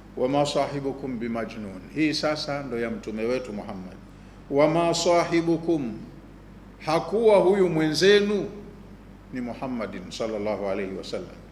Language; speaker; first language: Swahili; native; Swahili